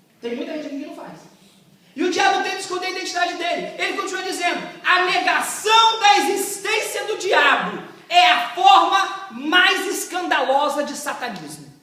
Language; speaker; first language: Portuguese; native; Portuguese